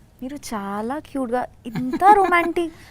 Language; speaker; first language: Telugu; non-native, learner; Bangla